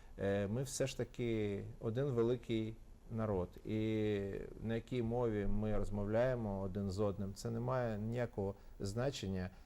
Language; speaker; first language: Ukrainian; non-native, local second language; Russian